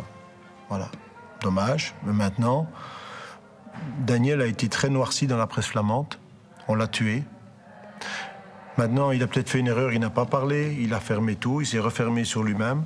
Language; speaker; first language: French; native; French